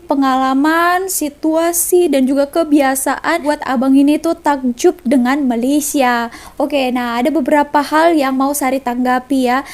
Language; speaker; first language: Indonesian; native; Indonesian